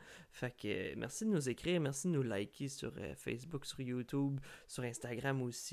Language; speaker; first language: French; native; French